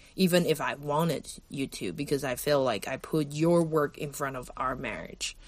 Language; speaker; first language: English; non-native, fluent; Chinese